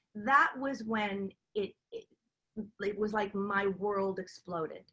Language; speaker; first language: English; native; English